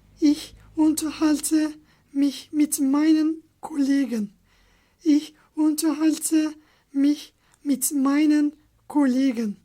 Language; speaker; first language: German; non-native, fluent; Turkish